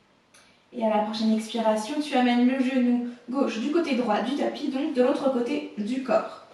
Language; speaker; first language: French; native; French